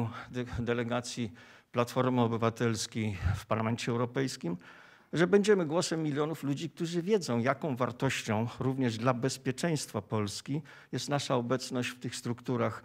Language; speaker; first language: Polish; native; Polish